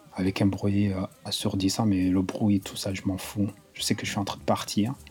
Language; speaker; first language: French; non-native, local second language; Kinyarwanda